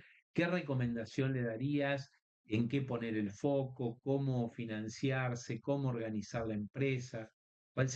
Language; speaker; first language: Spanish; native; Spanish